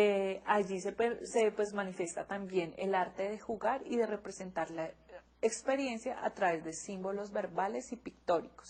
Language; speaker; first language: Spanish; native; Spanish